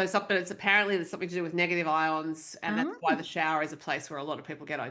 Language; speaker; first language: English; native; English